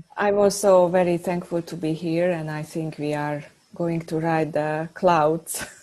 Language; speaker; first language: English; non-native, fluent; Hungarian